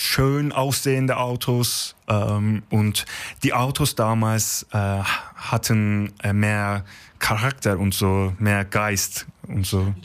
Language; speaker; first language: German; non-native, fluent; Turkish